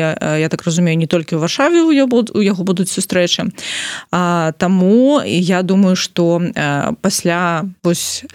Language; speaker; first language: Belarusian; non-native, local second language; Russian